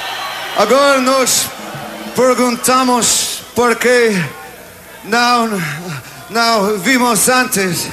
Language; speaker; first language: Portuguese; non-native, learner; English